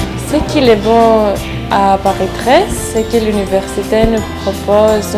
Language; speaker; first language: French; non-native, fluent; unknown